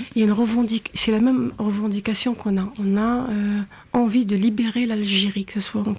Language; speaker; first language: French; non-native, local second language; Arabic